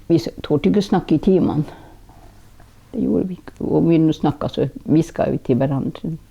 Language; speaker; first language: Norwegian; non-native, local second language; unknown